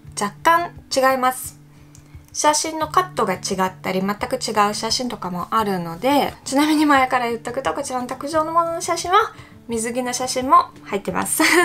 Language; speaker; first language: Japanese; non-native, fluent; Russian